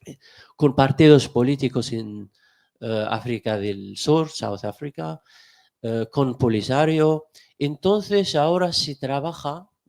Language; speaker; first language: Spanish; non-native, fluent; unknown